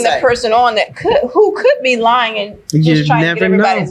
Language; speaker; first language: English; native; English